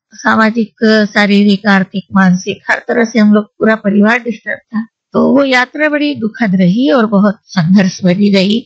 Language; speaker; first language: Hindi; native; Hindi